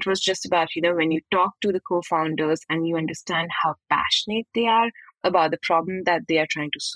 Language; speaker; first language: English; non-native, local second language; Hindi